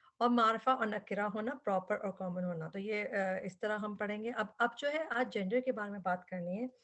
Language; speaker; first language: Urdu; native; Urdu